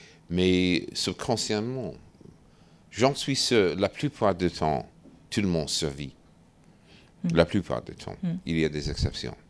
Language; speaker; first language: French; non-native, fluent; English